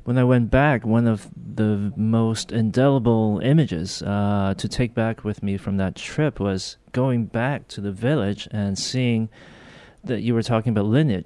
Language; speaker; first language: English; non-native, local second language; Korean